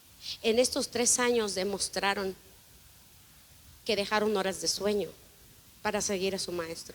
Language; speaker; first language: Spanish; native; Spanish